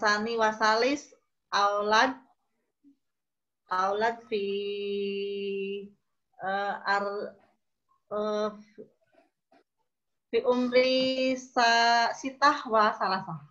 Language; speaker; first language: Arabic; non-native, learner; Indonesian